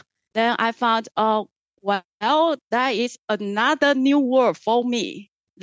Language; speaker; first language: English; non-native, fluent; Chinese